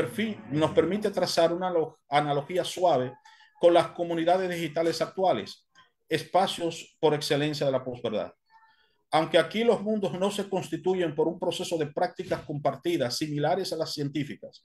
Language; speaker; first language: Spanish; native; Spanish